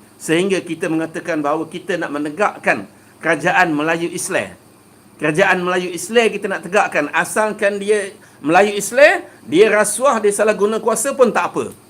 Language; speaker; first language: Malay; native; Malay